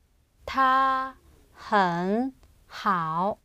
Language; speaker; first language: Chinese; non-native, learner; English